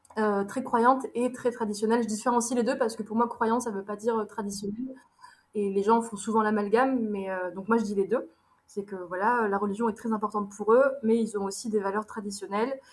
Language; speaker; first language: French; early bilingual, other home language; Arabic